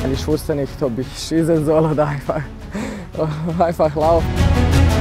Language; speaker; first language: German; non-native, fluent; Serbian